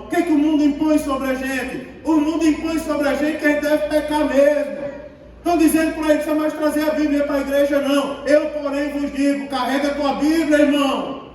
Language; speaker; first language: Portuguese; native; Portuguese